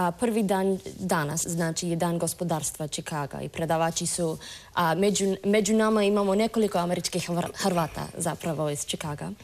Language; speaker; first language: Croatian; non-native, fluent; English